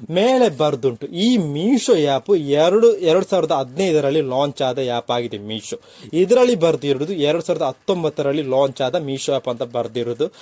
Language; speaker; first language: Kannada; non-native, local second language; Tulu